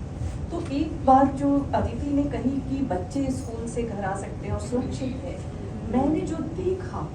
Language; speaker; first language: Hindi; native; Hindi